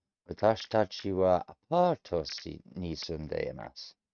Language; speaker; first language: Japanese; non-native, learner; English